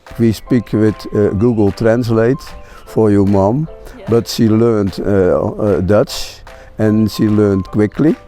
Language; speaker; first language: English; non-native, learner; Dutch